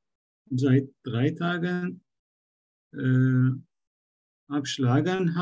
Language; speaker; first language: German; non-native, learner; Turkish